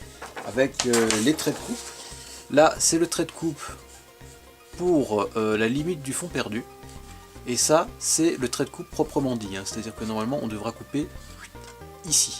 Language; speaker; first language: French; native; French